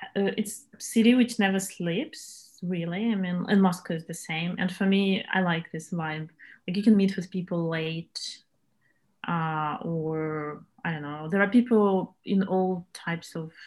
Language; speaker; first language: English; non-native, fluent; Russian